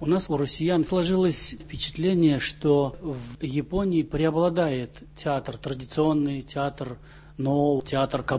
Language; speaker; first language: Russian; native; Russian